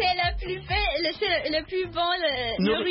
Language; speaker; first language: French; non-native, learner; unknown